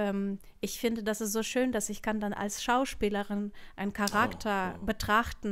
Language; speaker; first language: German; non-native, fluent; Russian